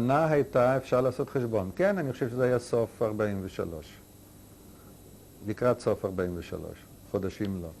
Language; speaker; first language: Hebrew; non-native, fluent; Yiddish